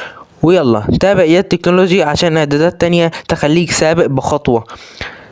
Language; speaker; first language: Arabic; native; Arabic